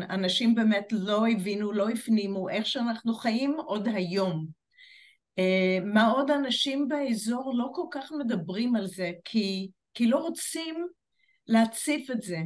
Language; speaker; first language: Hebrew; non-native, fluent; English